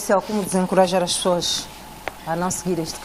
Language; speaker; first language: Portuguese; native; Portuguese